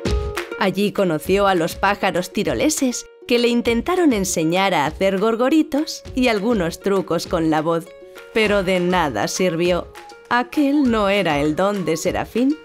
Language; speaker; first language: Spanish; native; Spanish